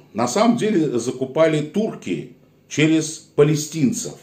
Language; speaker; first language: Russian; native; Russian